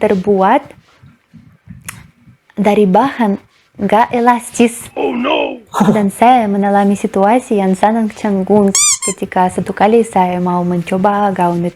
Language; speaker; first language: Indonesian; non-native, fluent; Russian